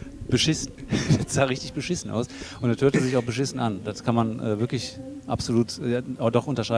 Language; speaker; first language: German; native; German